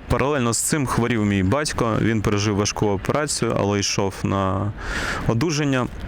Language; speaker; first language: Ukrainian; non-native, local second language; Russian